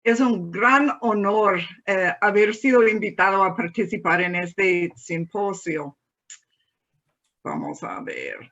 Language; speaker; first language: Spanish; non-native, fluent; English